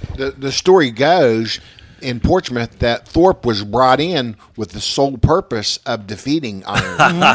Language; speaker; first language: English; native; English